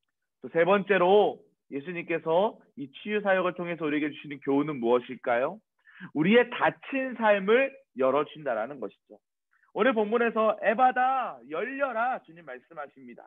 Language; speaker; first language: Korean; native; Korean